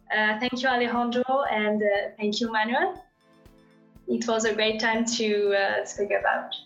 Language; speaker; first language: English; non-native, fluent; French